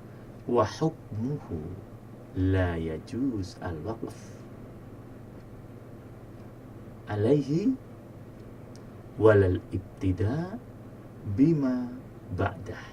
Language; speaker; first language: Arabic; non-native, fluent; Indonesian